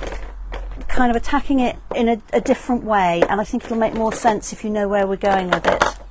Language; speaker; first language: English; native; English